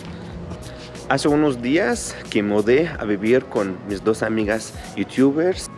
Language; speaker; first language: Spanish; non-native, fluent; Arabic